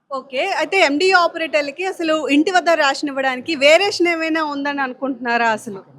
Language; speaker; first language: Telugu; native; Telugu